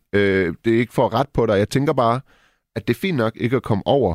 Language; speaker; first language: Danish; native; Danish